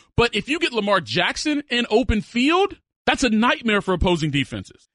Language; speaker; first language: English; native; English